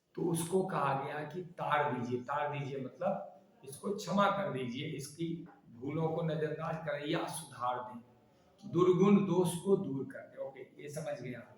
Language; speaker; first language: Hindi; native; Hindi